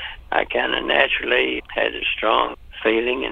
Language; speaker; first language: English; native; English